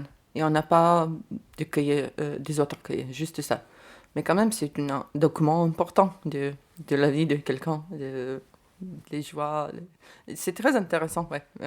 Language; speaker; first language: French; non-native, learner; Lithuanian